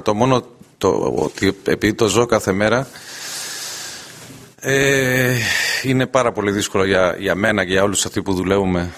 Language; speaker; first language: Greek; non-native, fluent; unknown